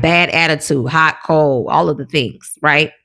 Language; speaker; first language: English; native; English